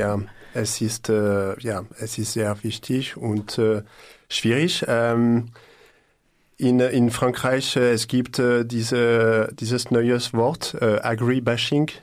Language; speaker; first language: German; non-native, learner; French